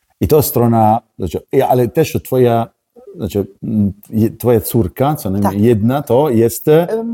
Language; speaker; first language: Polish; non-native, learner; Italian